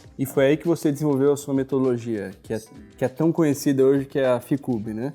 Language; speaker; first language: Portuguese; native; Portuguese